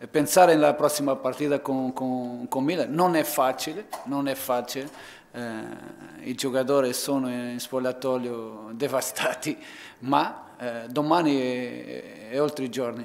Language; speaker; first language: Italian; non-native, fluent; Portuguese